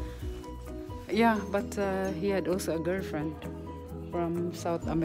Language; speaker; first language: English; non-native, learner; Filipino